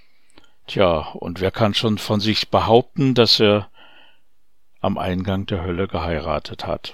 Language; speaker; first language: German; native; German